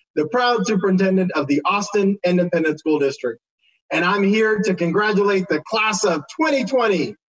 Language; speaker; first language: English; early bilingual, other home language; Spanish